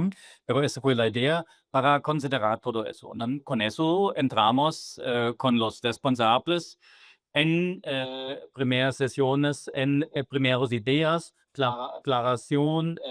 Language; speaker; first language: Spanish; non-native, fluent; German